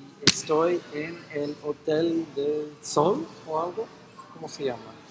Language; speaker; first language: Spanish; non-native, fluent; English